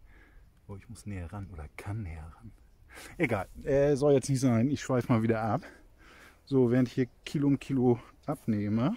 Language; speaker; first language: German; native; German